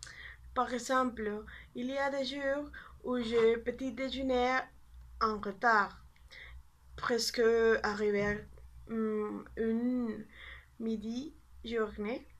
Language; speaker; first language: French; non-native, learner; Spanish